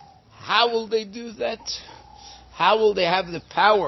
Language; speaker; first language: English; native; English